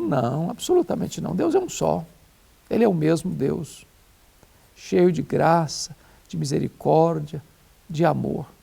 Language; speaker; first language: Portuguese; native; Portuguese